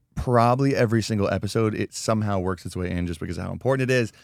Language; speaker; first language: English; native; English